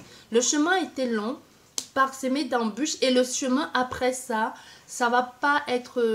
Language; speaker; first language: French; native; French